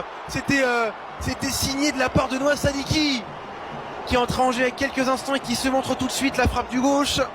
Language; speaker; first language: French; native; French